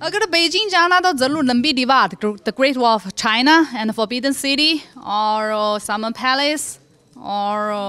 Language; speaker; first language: Hindi; non-native, fluent; Chinese